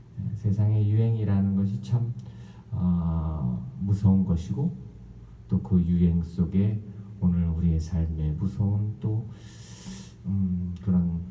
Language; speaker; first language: Korean; native; Korean